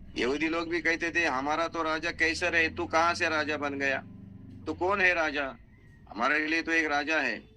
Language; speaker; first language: Hindi; non-native, local second language; Marathi